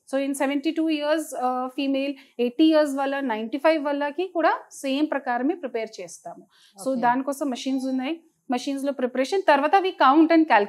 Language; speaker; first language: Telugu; non-native, fluent; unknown